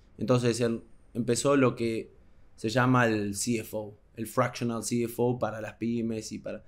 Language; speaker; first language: Spanish; native; Spanish